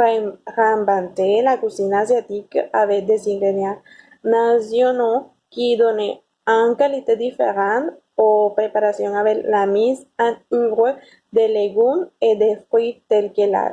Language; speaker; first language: French; non-native, learner; Spanish